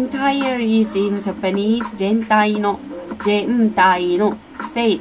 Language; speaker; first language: English; non-native, learner; Korean